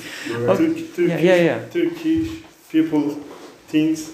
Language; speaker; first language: English; non-native, learner; Turkish